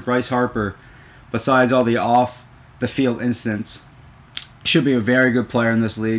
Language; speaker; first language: English; native; English